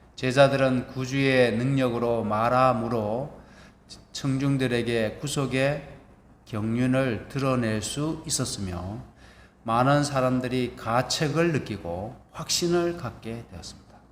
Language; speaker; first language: Korean; native; Korean